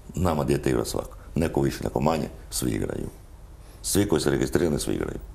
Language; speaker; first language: Croatian; native; Croatian